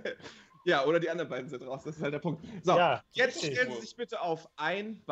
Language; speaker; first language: German; native; German